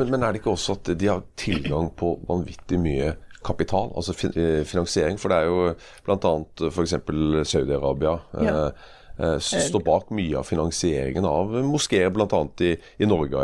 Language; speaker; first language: Norwegian; native; Norwegian